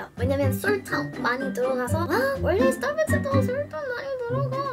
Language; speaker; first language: Korean; non-native, learner; English